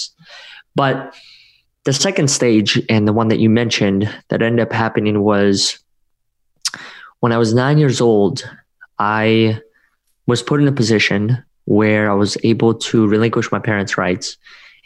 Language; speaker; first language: English; early bilingual, other home language; Russian